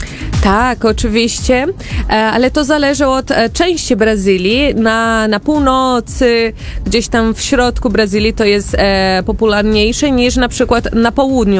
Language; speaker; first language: Polish; early bilingual, heritage; Portuguese